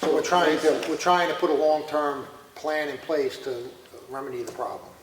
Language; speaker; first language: English; native; English